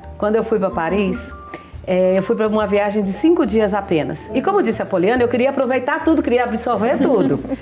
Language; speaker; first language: Portuguese; native; Portuguese